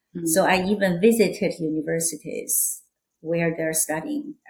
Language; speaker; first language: English; non-native, fluent; Chinese